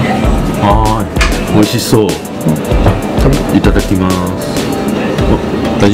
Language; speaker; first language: Japanese; non-native, fluent; Chinese